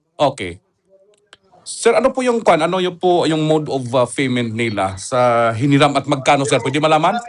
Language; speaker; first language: Filipino; non-native, local second language; Aklanon